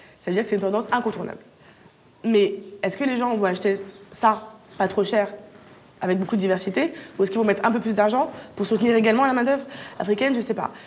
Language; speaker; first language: French; native; French